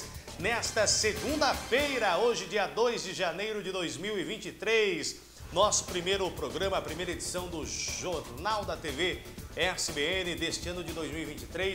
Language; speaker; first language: Portuguese; native; Portuguese